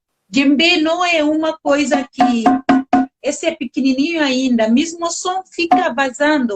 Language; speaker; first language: Portuguese; non-native, learner; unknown